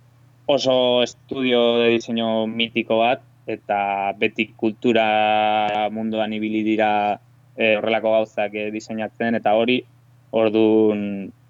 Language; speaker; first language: Basque; non-native, local second language; Spanish